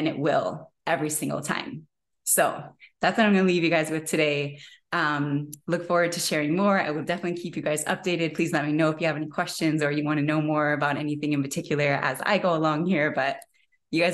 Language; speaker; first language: English; native; English